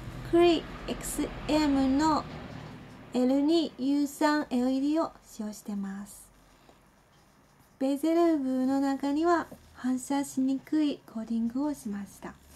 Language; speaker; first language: Japanese; non-native, fluent; Chinese